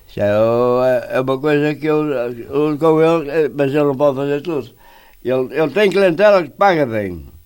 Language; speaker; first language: Portuguese; native; Portuguese